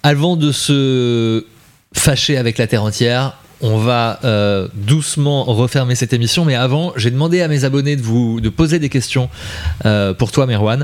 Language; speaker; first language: French; native; French